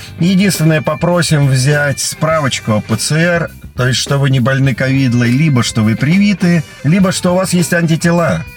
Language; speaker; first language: Russian; native; Russian